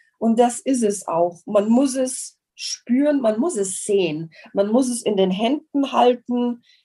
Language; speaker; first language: German; non-native, fluent; English